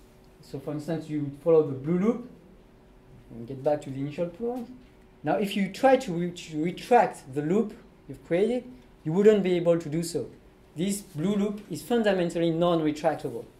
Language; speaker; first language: English; non-native, fluent; French